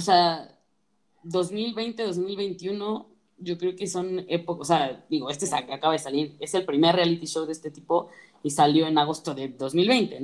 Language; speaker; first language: Spanish; native; Spanish